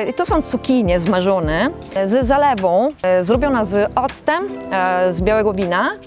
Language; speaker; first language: Polish; non-native, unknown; Italian